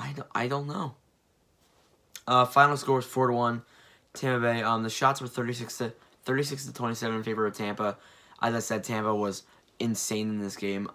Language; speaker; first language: English; native; English